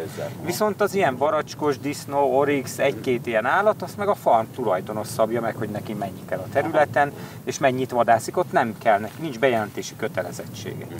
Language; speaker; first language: Hungarian; native; Hungarian